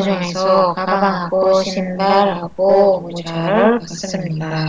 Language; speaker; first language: Korean; non-native, learner; Indonesian